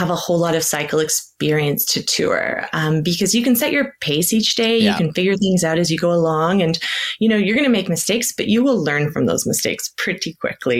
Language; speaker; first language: English; native; English